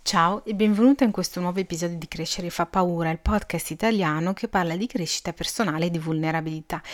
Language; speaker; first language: Italian; early bilingual, other home language; Arabic